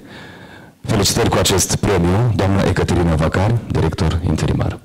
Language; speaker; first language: Romanian; native; Romanian